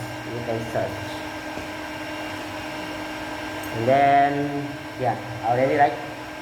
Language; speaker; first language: English; non-native, learner; Indonesian